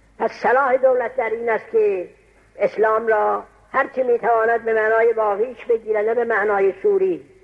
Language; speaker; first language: Persian; non-native, local second language; Azerbaijani